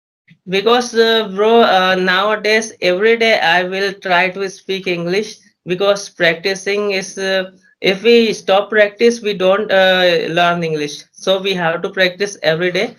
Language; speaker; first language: English; non-native, learner; Hindi